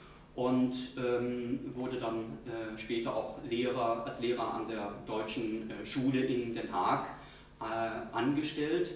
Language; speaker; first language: German; native; German